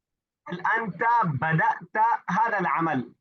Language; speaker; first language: Arabic; non-native, fluent; Urdu